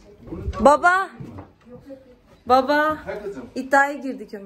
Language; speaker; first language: Turkish; native; Turkish